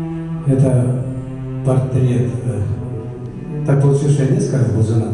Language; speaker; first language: Russian; native; Russian